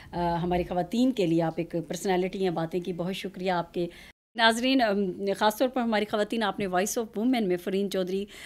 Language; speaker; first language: Urdu; native; Urdu